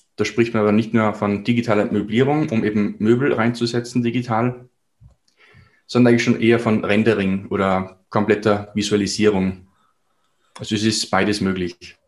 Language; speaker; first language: German; native; German